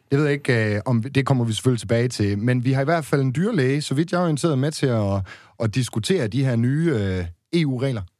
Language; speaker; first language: Danish; native; Danish